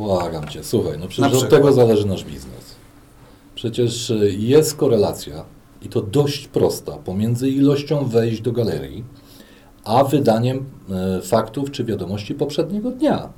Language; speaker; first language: Polish; native; Polish